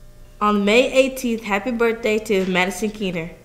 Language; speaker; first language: English; native; English